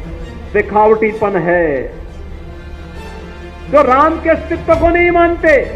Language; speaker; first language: Hindi; native; Hindi